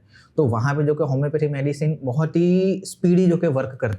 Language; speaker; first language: Hindi; non-native, local second language; Gujarati